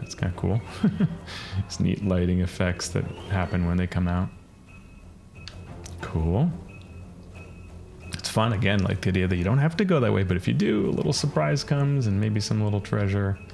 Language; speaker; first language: English; native; English